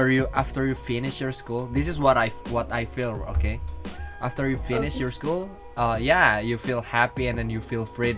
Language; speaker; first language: English; non-native, learner; Indonesian